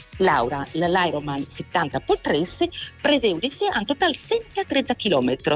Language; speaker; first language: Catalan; non-native, local second language; Italian